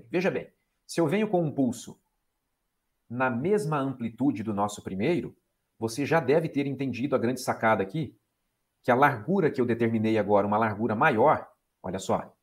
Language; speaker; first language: Portuguese; native; Portuguese